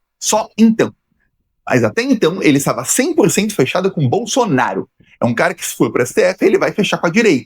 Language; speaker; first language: Portuguese; native; Portuguese